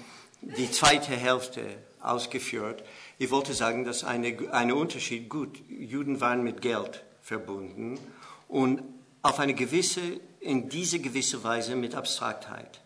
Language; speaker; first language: German; non-native, fluent; English